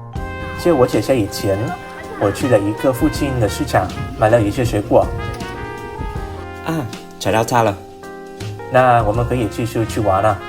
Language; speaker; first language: Chinese; non-native, learner; Vietnamese